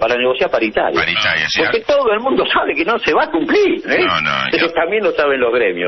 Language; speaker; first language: Spanish; native; Spanish